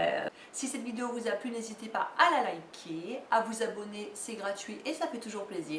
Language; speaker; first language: French; native; French